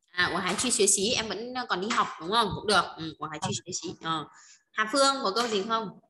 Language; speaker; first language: Vietnamese; native; Vietnamese